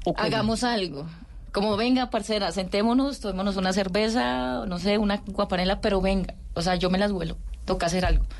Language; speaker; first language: Spanish; native; Spanish